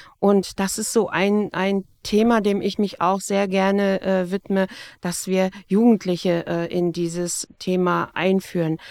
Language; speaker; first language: German; native; German